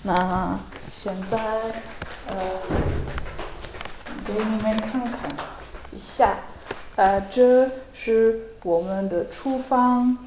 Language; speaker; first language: Chinese; non-native, fluent; Dutch